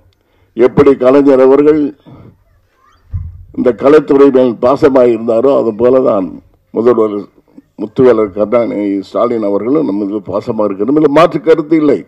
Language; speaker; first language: Tamil; native; Tamil